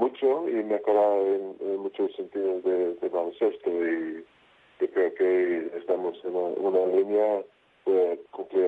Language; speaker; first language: Spanish; non-native, fluent; English